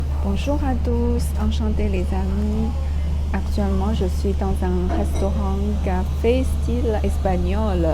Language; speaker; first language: French; non-native, fluent; Chinese